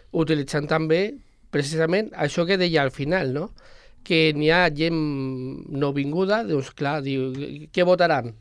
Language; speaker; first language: Catalan; non-native, local second language; Spanish